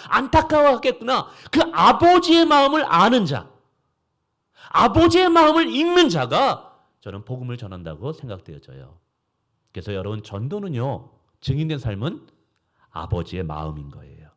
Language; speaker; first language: Korean; native; Korean